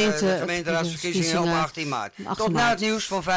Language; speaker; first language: Dutch; native; Dutch